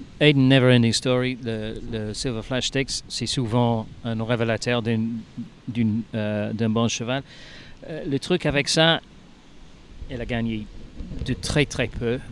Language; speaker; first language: French; non-native, learner; English